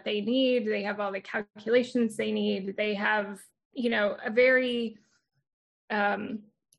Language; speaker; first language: English; native; English